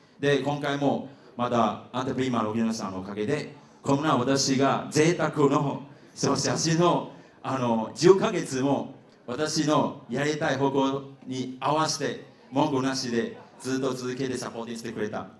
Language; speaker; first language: Japanese; non-native, fluent; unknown